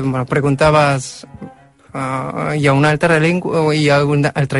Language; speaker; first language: Catalan; non-native, learner; Korean